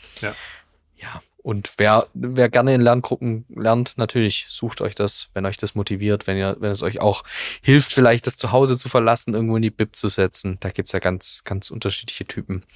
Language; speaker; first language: German; native; German